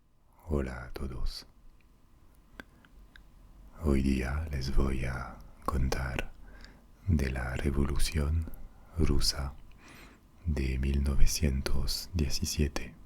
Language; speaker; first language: Spanish; non-native, fluent; French